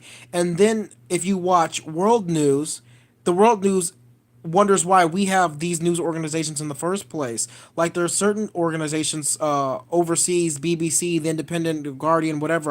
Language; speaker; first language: English; native; English